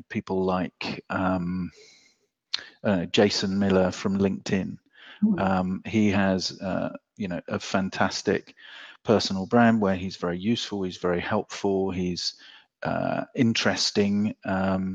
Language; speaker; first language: English; native; English